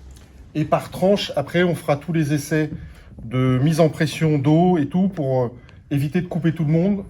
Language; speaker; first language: French; native; French